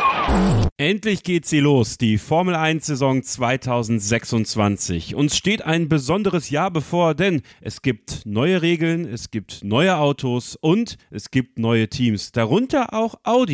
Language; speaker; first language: German; native; German